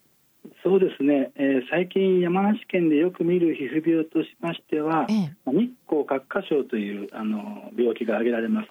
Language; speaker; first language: Japanese; native; Japanese